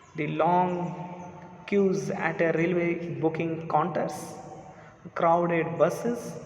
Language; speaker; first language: English; non-native, local second language; Kannada